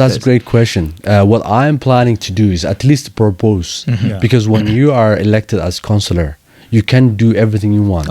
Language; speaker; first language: English; non-native, fluent; Somali